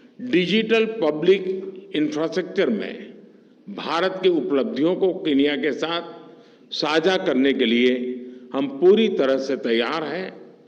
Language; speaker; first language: Hindi; non-native, local second language; Gujarati